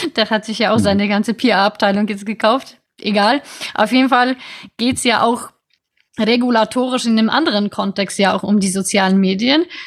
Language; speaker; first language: German; non-native, fluent; Polish